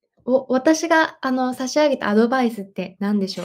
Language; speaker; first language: Japanese; native; Japanese